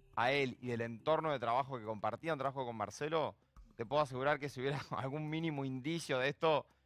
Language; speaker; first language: Spanish; native; Spanish